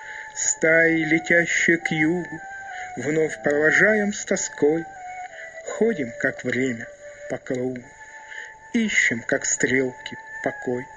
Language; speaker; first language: Russian; native; Russian